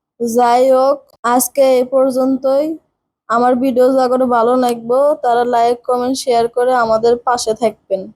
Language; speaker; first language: Bangla; native; Bangla